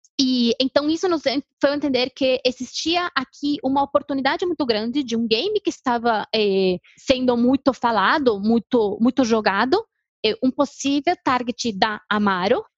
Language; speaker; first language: Portuguese; non-native, fluent; Spanish